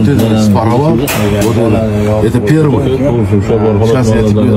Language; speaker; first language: Russian; non-native, local second language; Uzbek